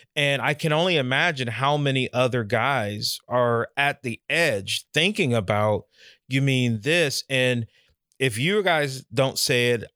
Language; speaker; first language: English; native; English